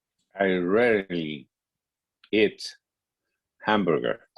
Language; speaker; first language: English; non-native, learner; Spanish